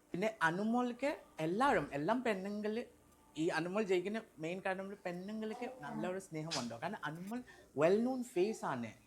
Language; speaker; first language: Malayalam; non-native, local second language; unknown